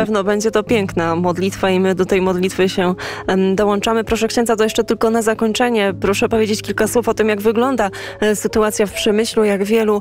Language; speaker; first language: Polish; native; Polish